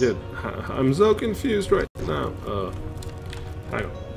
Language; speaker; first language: English; non-native, fluent; Norwegian